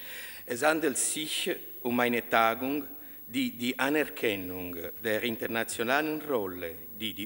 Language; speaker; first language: German; non-native, fluent; Italian